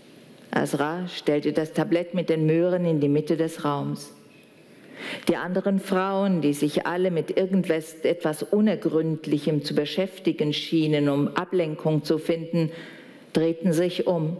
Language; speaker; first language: German; native; German